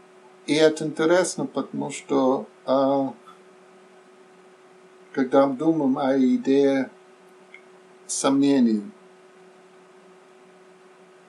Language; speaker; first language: Russian; non-native, fluent; English